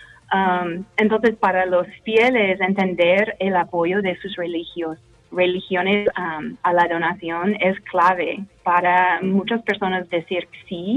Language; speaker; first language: Spanish; non-native, fluent; English